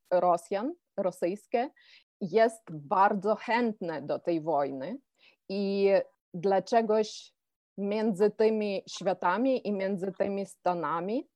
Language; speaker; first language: Polish; non-native, fluent; Ukrainian